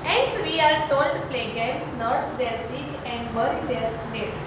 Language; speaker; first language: English; non-native, local second language; Gujarati